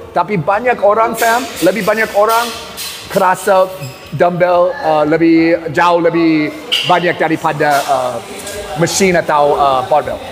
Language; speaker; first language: Indonesian; non-native, learner; English